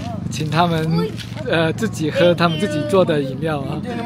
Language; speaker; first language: Chinese; native; Chinese